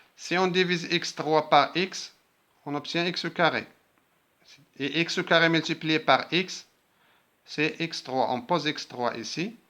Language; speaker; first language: French; non-native, local second language; Arabic